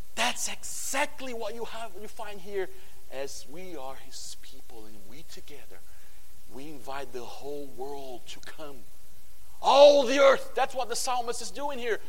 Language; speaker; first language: English; non-native, fluent; Portuguese